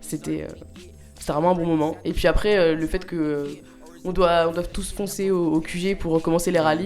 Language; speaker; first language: French; native; French